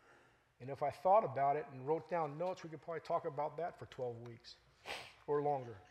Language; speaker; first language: English; native; English